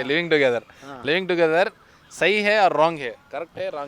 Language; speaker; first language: Hindi; non-native, local second language; Telugu